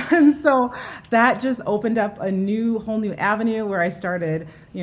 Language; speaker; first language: English; early bilingual, other home language; Yoruba